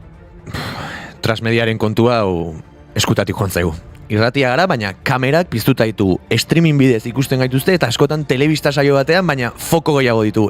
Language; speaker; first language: Basque; native; Basque